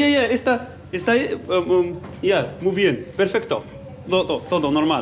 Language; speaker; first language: Spanish; non-native, learner; Arabic